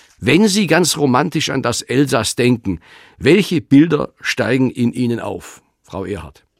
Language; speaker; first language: German; native; German